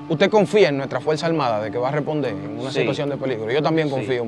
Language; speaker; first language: Spanish; native; Spanish